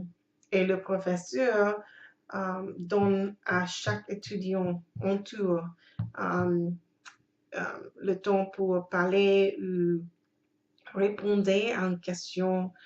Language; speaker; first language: French; non-native, learner; English